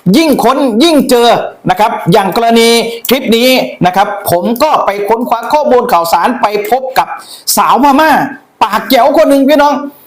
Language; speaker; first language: Thai; native; Thai